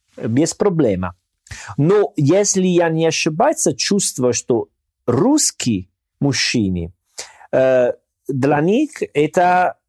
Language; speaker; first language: Russian; non-native, learner; Italian